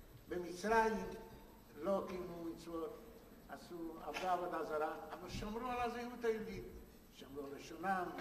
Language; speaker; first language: Hebrew; non-native, fluent; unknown